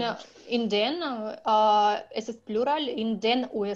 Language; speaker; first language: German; non-native, learner; Russian